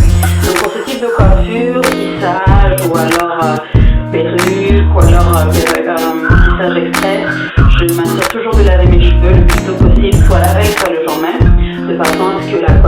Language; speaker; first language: French; native; French